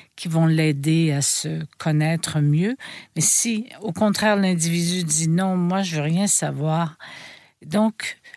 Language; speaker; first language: French; native; French